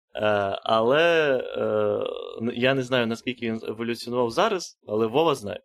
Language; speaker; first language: Ukrainian; native; Ukrainian